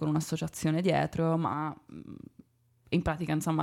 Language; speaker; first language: Italian; native; Italian